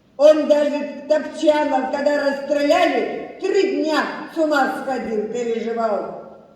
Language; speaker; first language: Russian; non-native, local second language; Abkhazian